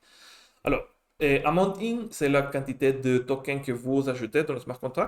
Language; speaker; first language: French; non-native, fluent; Spanish